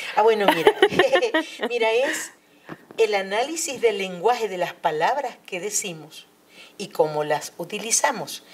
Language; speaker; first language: Spanish; native; Spanish